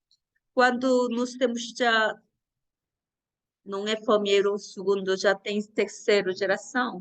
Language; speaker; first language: Portuguese; non-native, learner; Korean